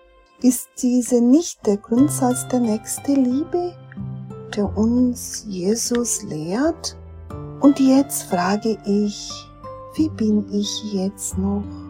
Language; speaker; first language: German; non-native, fluent; Portuguese